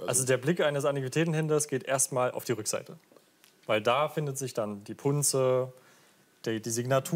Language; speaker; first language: German; native; German